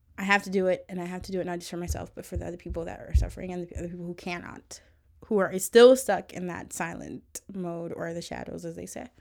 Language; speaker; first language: English; early bilingual, other home language; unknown